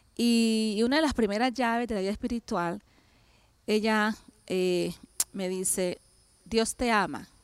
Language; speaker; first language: Spanish; native; Spanish